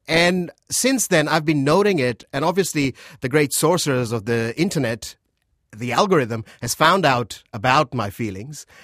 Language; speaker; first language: English; non-native, local second language; Urdu